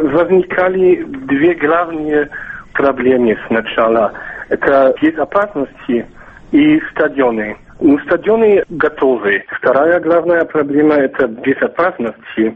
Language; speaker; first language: Russian; non-native, learner; German